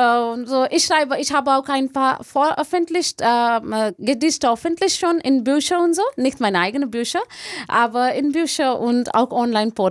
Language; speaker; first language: German; non-native, learner; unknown